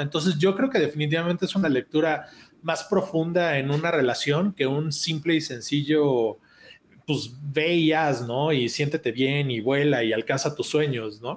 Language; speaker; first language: Spanish; native; Spanish